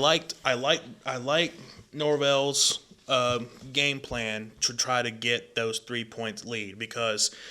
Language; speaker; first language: English; native; English